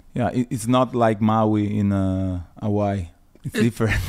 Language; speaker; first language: English; non-native, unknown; Italian